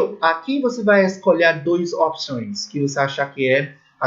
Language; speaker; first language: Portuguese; non-native, learner; English